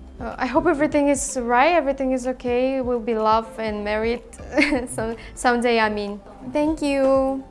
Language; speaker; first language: English; non-native, learner; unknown